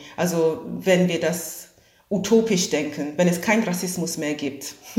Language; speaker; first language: German; non-native, fluent; English